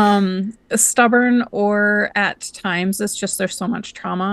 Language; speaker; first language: English; native; English